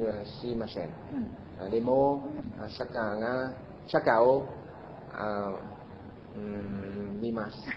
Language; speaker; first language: Japanese; non-native, learner; Vietnamese